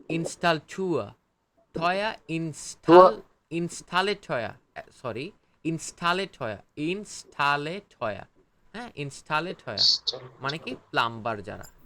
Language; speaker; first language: Bangla; native; Bangla